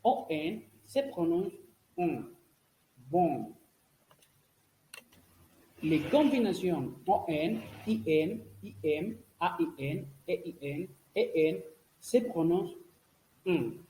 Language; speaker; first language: French; non-native, learner; Spanish